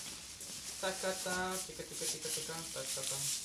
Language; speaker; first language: Swedish; early bilingual, other home language; Polish